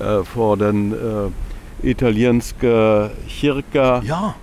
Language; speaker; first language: Norwegian; non-native, fluent; German